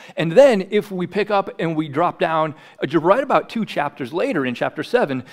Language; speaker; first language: English; native; English